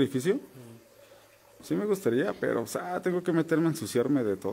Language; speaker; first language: Spanish; native; Spanish